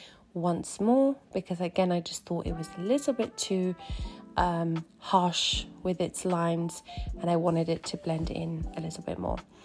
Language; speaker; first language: English; native; English